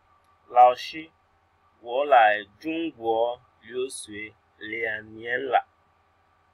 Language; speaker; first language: Chinese; non-native, learner; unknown